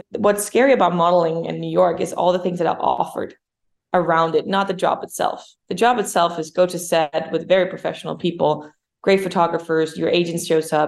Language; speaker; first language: English; non-native, fluent; Danish